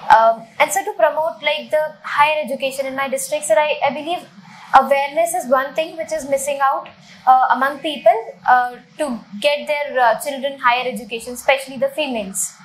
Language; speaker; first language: English; non-native, local second language; Hindi